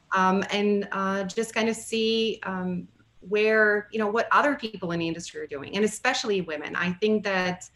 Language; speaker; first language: English; non-native, fluent; Bulgarian